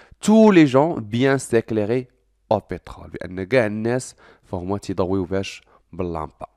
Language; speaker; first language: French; non-native, local second language; Arabic